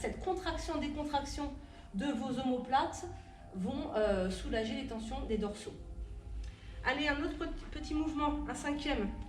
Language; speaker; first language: French; native; French